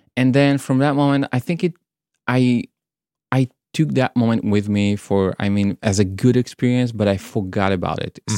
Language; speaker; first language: English; non-native, fluent; Hebrew